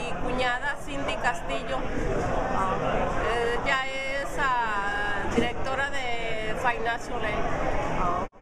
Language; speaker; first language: Spanish; non-native, local second language; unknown